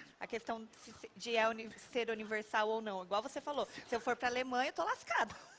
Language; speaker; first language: Portuguese; native; Portuguese